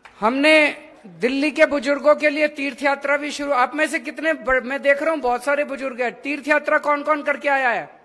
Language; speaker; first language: Hindi; native; Hindi